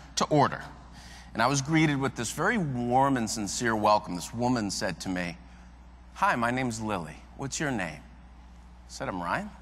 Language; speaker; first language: English; native; English